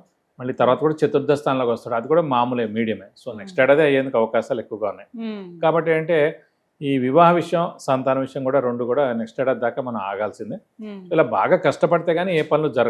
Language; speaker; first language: Telugu; native; Telugu